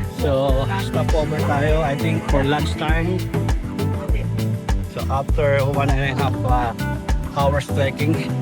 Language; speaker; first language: English; non-native, fluent; Filipino